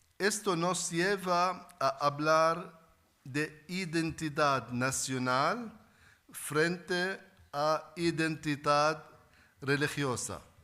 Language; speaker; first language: Spanish; non-native, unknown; Arabic